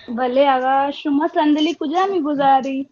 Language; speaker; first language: Persian; non-native, learner; Urdu